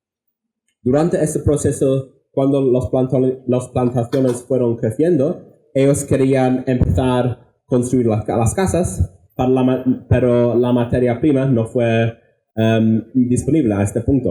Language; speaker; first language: Spanish; non-native, fluent; English